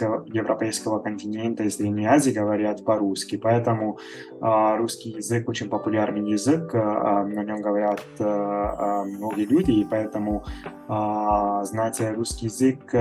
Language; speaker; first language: Russian; non-native, fluent; Italian